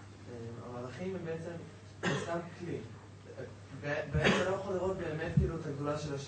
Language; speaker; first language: Hebrew; native; Hebrew